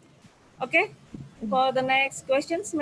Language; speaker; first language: English; non-native, fluent; Indonesian